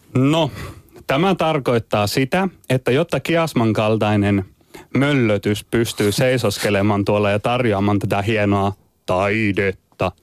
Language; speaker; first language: Finnish; native; Finnish